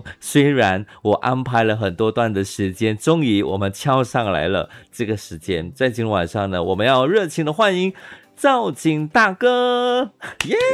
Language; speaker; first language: Chinese; native; Chinese